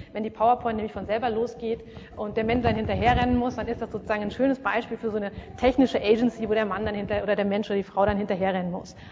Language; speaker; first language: German; native; German